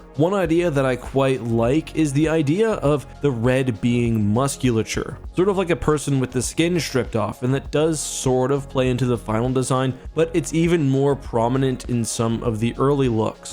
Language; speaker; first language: English; native; English